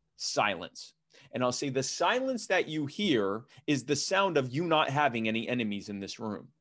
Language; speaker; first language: English; native; English